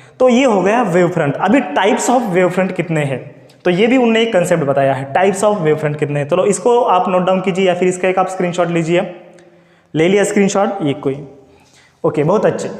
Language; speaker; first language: Hindi; non-native, local second language; Marathi